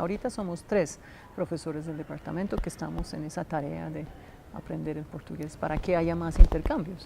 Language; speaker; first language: Spanish; non-native, fluent; English